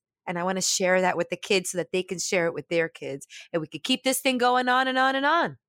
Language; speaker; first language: English; early bilingual, other home language; Spanish